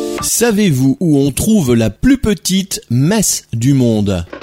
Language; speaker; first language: French; native; French